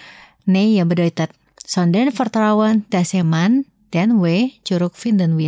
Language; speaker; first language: German; non-native, fluent; Indonesian